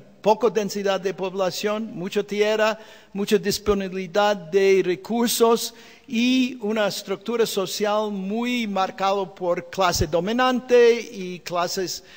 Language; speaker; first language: Spanish; non-native, fluent; English